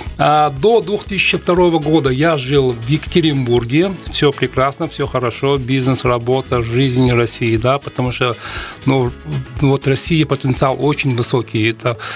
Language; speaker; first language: Russian; non-native, local second language; Uzbek